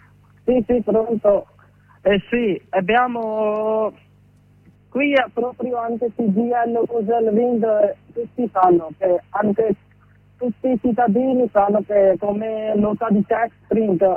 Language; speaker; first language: Italian; non-native, learner; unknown